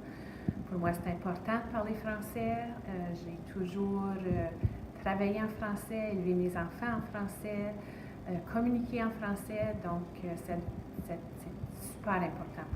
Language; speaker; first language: French; native; French